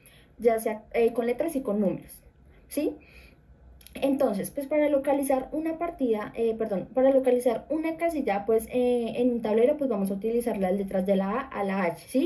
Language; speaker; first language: Spanish; native; Spanish